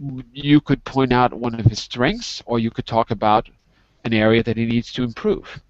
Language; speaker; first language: English; native; English